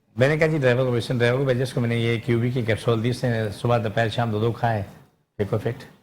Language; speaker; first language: Urdu; non-native, local second language; Punjabi